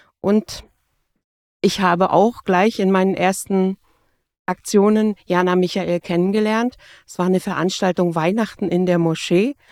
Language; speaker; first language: German; native; German